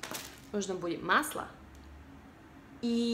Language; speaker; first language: Russian; non-native, fluent; Italian